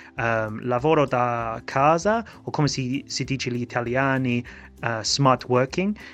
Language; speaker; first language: Italian; non-native, fluent; English